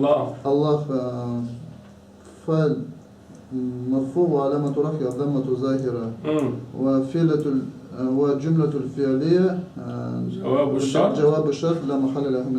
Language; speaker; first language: Arabic; non-native, learner; Chechen